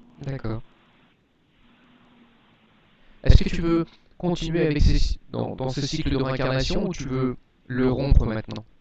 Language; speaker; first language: French; native; French